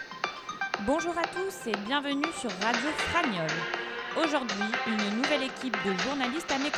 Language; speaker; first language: French; non-native, learner; Spanish